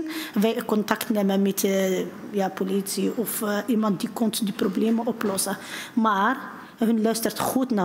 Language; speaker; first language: Dutch; non-native, learner; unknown